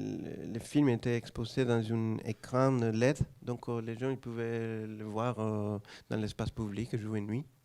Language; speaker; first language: French; non-native, fluent; Spanish